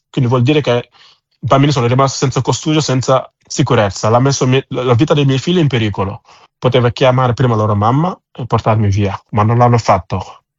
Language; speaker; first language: Italian; non-native, fluent; Wolof